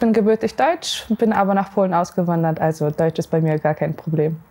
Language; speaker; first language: German; native; German